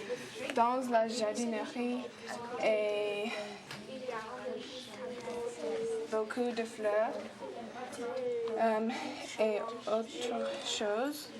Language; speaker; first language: French; non-native, learner; English